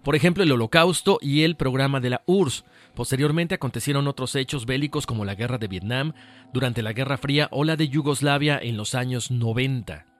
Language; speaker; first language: Spanish; native; Spanish